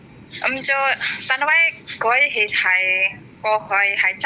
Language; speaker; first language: Chinese; non-native, learner; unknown